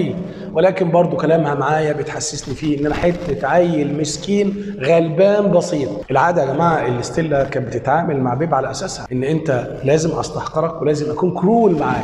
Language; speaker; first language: Arabic; native; Arabic